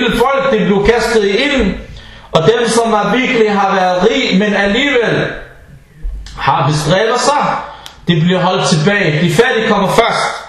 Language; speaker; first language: Danish; early bilingual, other home language; Arabic